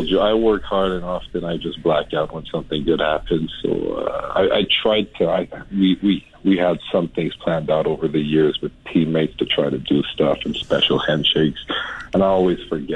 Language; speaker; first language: English; non-native, fluent; French